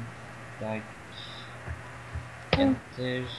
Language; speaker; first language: Norwegian; native; Norwegian